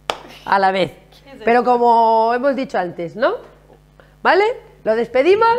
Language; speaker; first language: Spanish; native; Spanish